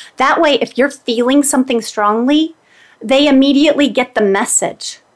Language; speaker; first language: English; native; English